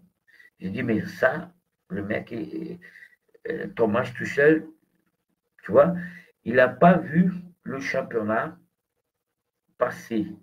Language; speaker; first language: French; non-native, fluent; Portuguese